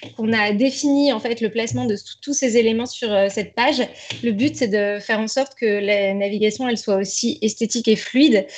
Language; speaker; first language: French; native; French